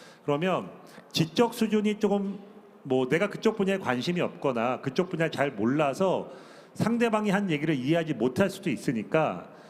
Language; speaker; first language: Korean; native; Korean